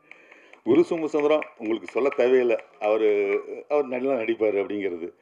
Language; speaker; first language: Tamil; native; Tamil